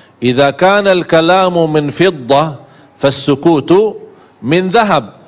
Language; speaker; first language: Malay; non-native, fluent; Arabic